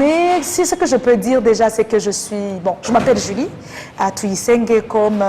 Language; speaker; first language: French; non-native, local second language; Kinyarwanda